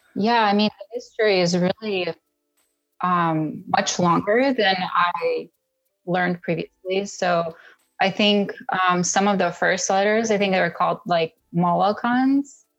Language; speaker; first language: English; early bilingual, other home language; Russian